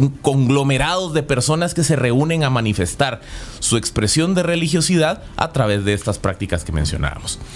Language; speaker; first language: Spanish; native; Spanish